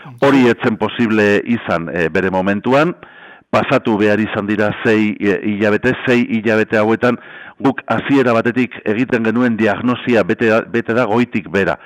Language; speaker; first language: Basque; native; Basque